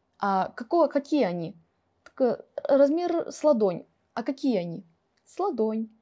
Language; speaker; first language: Russian; non-native, local second language; Kara-Kalpak